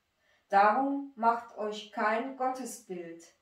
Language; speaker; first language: German; native; German